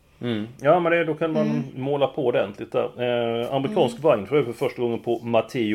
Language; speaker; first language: Swedish; native; Swedish